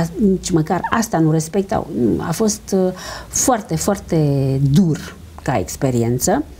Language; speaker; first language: Romanian; early bilingual, heritage; Romanian